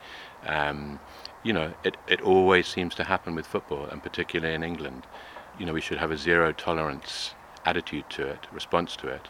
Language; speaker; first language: English; native; English